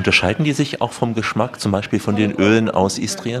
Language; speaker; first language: German; native; German